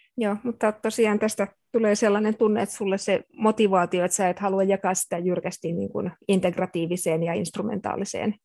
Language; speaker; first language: Finnish; native; Finnish